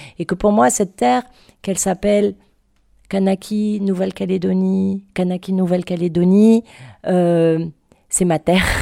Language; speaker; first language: French; native; French